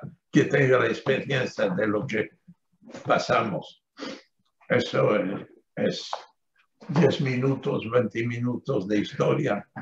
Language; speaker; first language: Spanish; non-native, fluent; French